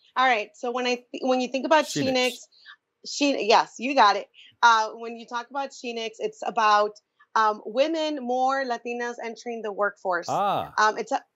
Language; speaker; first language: English; native; English